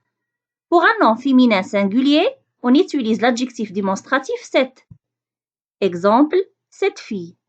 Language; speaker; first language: French; non-native, local second language; Arabic